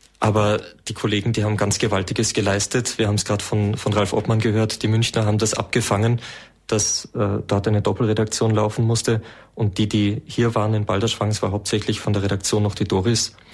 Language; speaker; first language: German; native; German